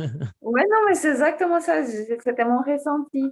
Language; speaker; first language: French; non-native, fluent; Portuguese